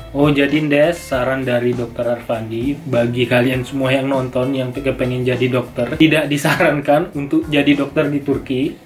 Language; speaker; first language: Indonesian; native; Indonesian